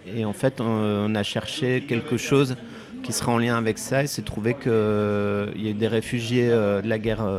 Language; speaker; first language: French; native; French